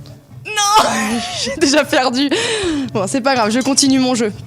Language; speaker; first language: French; native; French